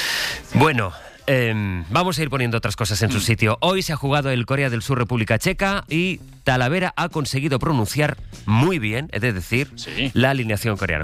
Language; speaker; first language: Spanish; native; Spanish